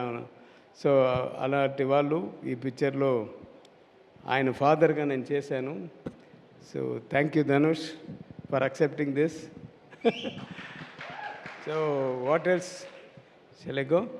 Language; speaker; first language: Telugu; non-native, learner; Tamil